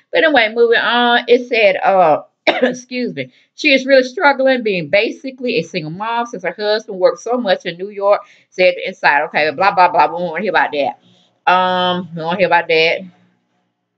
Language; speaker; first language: English; native; English